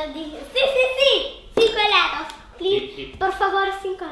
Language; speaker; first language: Spanish; non-native, learner; Lithuanian